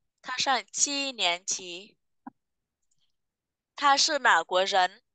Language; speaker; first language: Chinese; non-native, fluent; Vietnamese